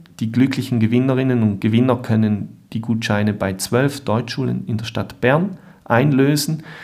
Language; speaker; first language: German; native; German